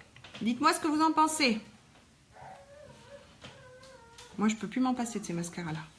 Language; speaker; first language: French; native; French